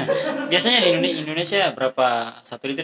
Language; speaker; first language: Indonesian; non-native, fluent; Tetum